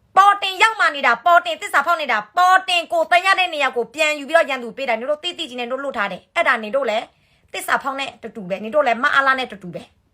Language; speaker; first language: Burmese; non-native, local second language; S'gaw Karen